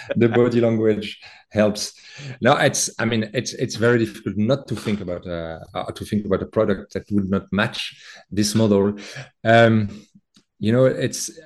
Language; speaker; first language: English; non-native, fluent; French